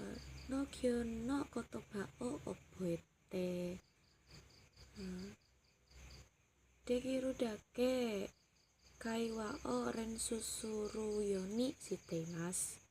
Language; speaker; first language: Japanese; non-native, learner; Indonesian